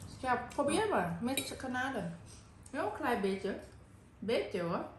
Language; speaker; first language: Dutch; non-native, learner; Thai